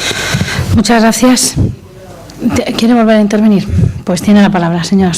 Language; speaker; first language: Spanish; native; Spanish